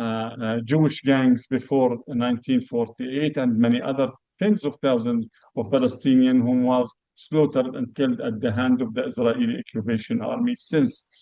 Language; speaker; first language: English; non-native, fluent; Arabic